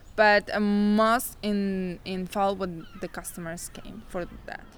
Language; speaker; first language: English; non-native, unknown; Spanish